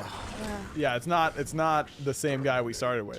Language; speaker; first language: English; native; English